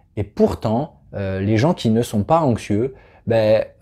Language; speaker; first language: French; native; French